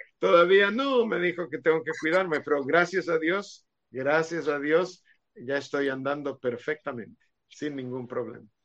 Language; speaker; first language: Spanish; non-native, fluent; Hebrew